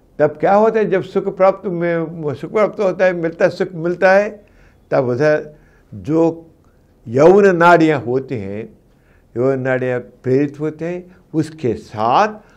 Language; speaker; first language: Hindi; non-native, local second language; Telugu